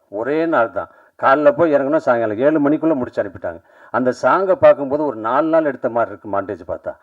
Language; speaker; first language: Tamil; native; Tamil